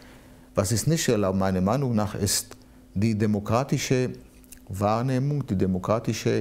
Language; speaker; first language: German; non-native, fluent; Hebrew